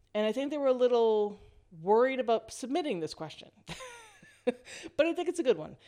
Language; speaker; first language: English; native; English